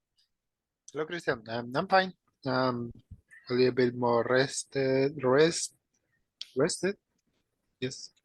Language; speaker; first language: English; non-native, fluent; Spanish